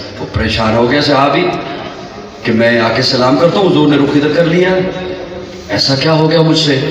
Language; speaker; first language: Urdu; non-native, local second language; Punjabi